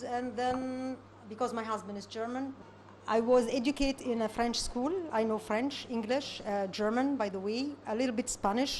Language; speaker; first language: English; non-native, learner; Arabic